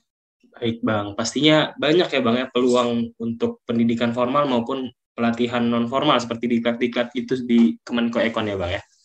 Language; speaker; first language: Indonesian; native; Indonesian